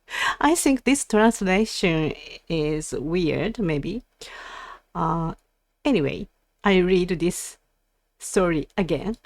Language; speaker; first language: English; non-native, learner; Japanese